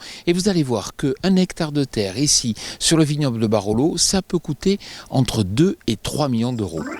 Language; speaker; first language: French; native; French